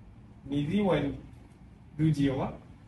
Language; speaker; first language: Chinese; non-native, learner; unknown